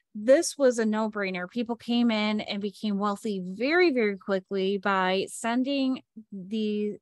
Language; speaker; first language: English; native; English